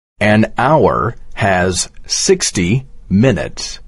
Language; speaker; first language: English; non-native, fluent; Persian